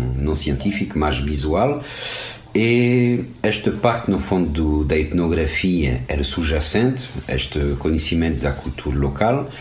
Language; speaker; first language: Portuguese; non-native, fluent; French